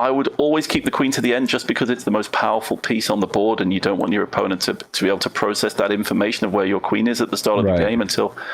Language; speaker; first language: English; native; English